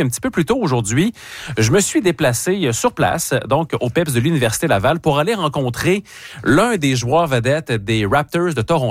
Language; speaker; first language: French; native; French